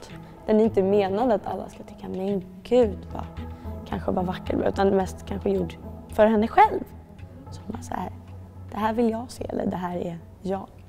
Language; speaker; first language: Swedish; native; Swedish